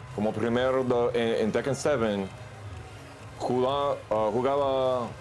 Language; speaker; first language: Spanish; non-native, learner; English